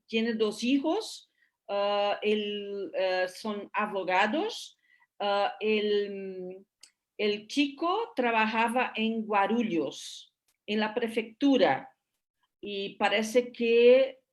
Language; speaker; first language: Spanish; non-native, fluent; Portuguese